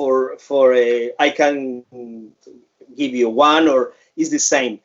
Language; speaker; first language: English; non-native, fluent; Spanish